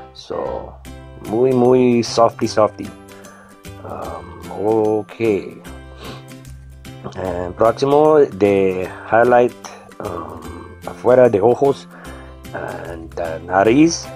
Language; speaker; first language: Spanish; non-native, learner; English